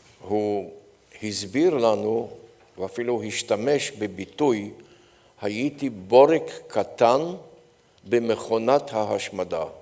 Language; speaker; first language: Hebrew; non-native, fluent; Polish